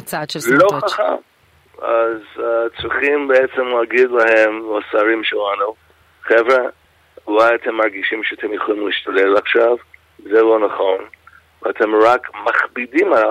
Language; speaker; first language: Hebrew; non-native, fluent; English